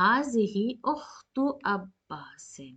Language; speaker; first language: Arabic; non-native, fluent; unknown